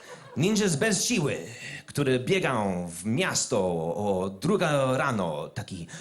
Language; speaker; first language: Polish; non-native, learner; English